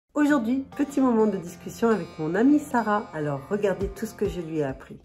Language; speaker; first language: French; native; French